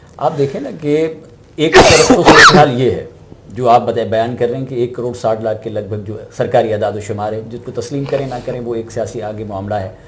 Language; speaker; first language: Urdu; non-native, local second language; Sindhi